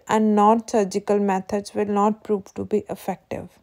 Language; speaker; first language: English; non-native, local second language; Punjabi